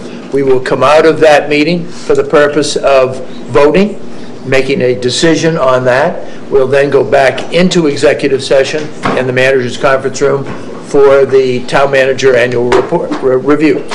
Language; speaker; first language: English; native; English